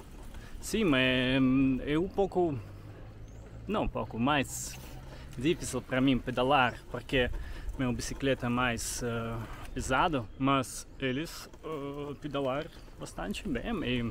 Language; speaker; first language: Portuguese; non-native, learner; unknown